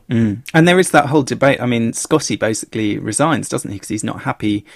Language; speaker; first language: English; native; English